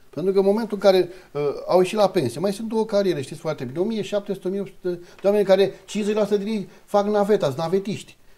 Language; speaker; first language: Romanian; native; Romanian